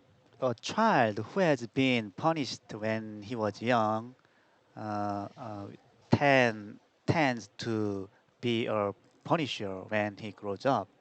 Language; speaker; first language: English; non-native, learner; Korean